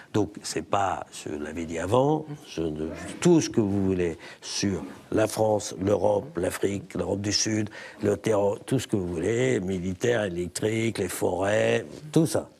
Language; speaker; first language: French; native; French